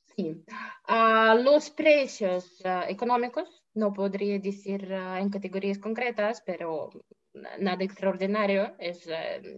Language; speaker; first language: Spanish; non-native, fluent; Russian